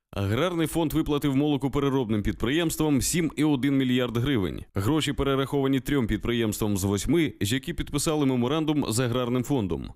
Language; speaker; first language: Ukrainian; native; Ukrainian